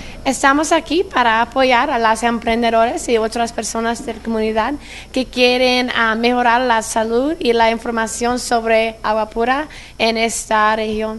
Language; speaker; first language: Spanish; non-native, learner; English